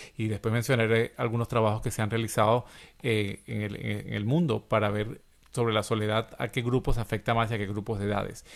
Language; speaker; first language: Spanish; native; Spanish